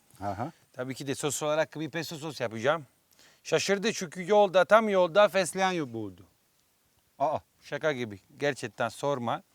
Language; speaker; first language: Turkish; non-native, fluent; Italian